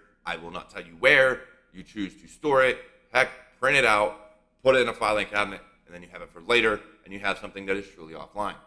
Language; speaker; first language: English; native; English